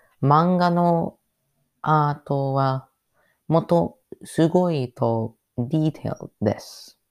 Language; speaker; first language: Japanese; non-native, learner; English